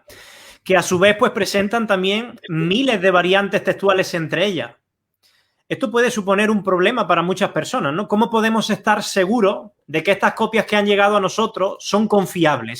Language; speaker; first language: Spanish; native; Spanish